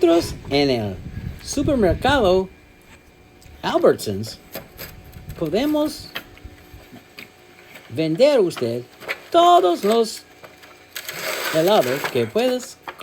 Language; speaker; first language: Spanish; non-native, learner; English